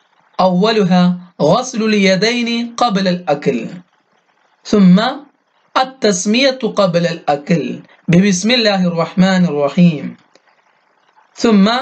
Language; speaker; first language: Arabic; non-native, fluent; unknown